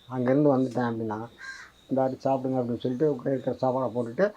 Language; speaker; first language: Tamil; native; Tamil